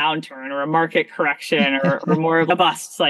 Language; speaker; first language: English; native; English